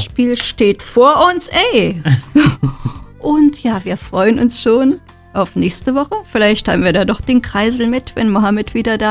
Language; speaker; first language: German; native; German